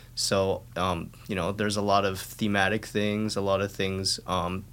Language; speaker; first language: English; non-native, fluent; Thai